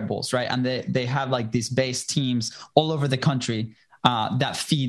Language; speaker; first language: English; non-native, fluent; Spanish